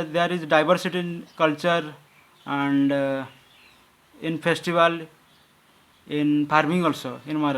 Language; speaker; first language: English; non-native, learner; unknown